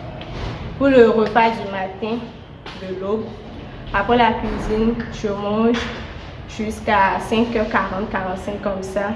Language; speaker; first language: French; non-native, local second language; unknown